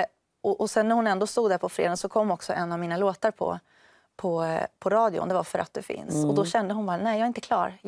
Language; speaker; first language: Swedish; native; Swedish